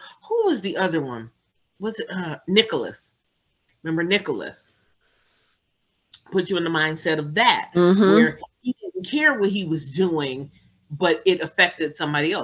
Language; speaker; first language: English; native; English